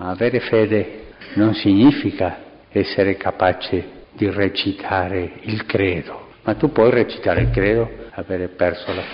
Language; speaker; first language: Italian; non-native, fluent; Spanish